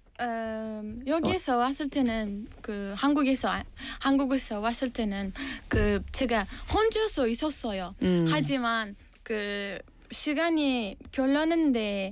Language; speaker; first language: English; non-native, fluent; Uzbek